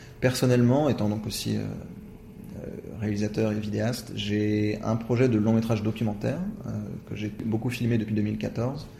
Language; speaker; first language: French; native; French